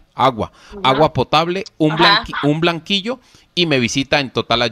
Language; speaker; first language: Spanish; native; Spanish